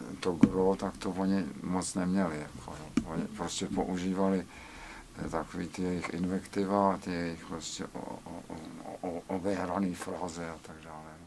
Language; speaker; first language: Czech; native; Czech